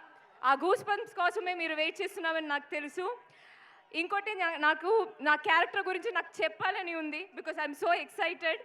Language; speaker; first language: Telugu; non-native, learner; Malayalam